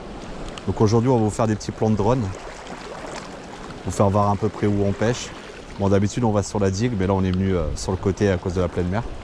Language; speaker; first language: French; native; French